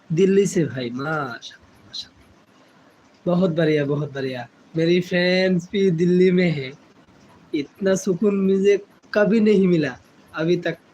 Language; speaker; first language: Hindi; non-native, learner; Bangla